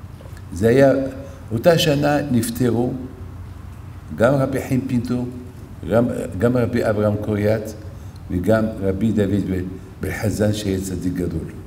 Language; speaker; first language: Hebrew; non-native, fluent; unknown